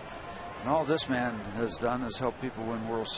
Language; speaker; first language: English; native; English